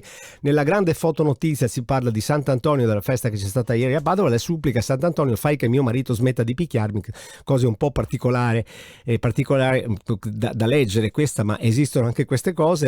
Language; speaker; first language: Italian; native; Italian